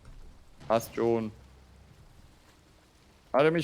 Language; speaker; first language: German; native; German